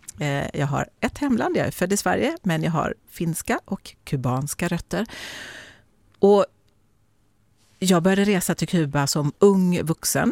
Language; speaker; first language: Swedish; native; Swedish